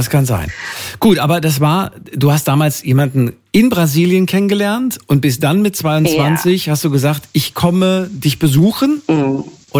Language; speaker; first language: German; native; German